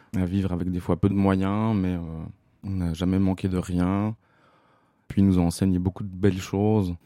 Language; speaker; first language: French; native; French